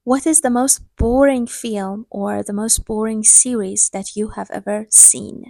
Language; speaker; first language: English; non-native, fluent; Persian